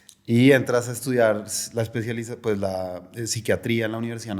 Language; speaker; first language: Spanish; native; Spanish